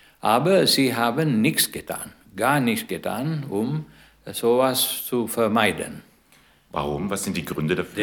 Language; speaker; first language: German; non-native, learner; Sinhala